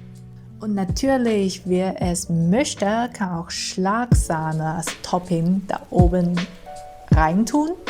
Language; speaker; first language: German; non-native, fluent; Chinese